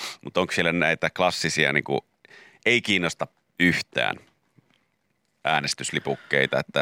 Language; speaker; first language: Finnish; native; Finnish